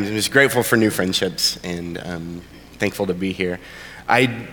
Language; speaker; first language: English; native; English